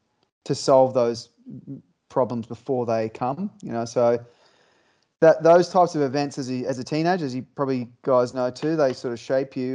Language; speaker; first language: English; native; English